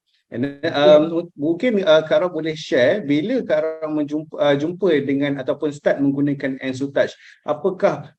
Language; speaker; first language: Malay; native; Malay